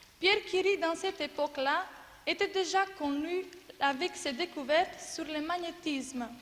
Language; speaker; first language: French; non-native, learner; Macedonian